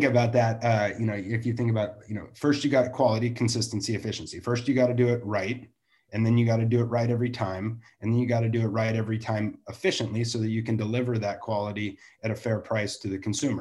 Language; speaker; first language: English; native; English